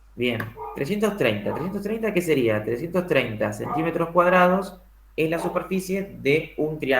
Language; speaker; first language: Spanish; native; Spanish